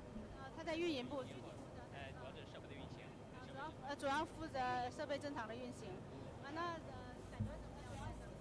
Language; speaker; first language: Chinese; native; Chinese